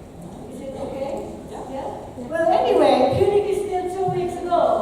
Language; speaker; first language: English; non-native, fluent; Indonesian